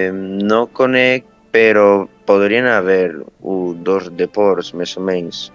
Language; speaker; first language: Catalan; early bilingual, other home language; Romanian